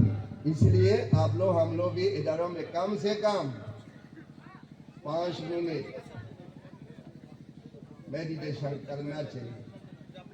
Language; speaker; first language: Hindi; non-native, fluent; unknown